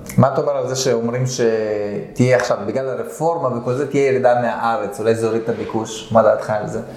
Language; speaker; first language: Hebrew; early bilingual, other home language; Russian